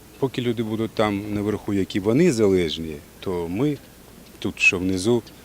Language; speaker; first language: Ukrainian; native; Ukrainian